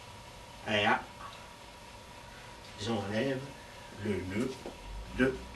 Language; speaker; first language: French; native; French